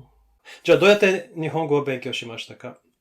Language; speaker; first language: Japanese; non-native, fluent; Bulgarian